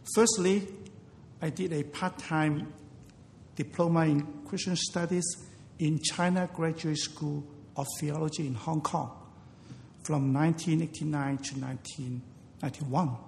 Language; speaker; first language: English; non-native, local second language; Cantonese